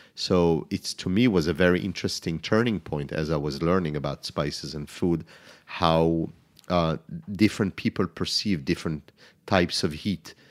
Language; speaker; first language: English; non-native, fluent; Hebrew